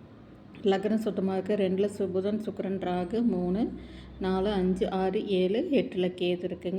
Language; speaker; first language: Tamil; native; Tamil